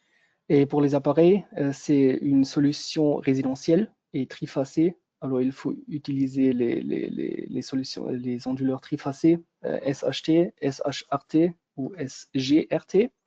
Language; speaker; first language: French; non-native, local second language; German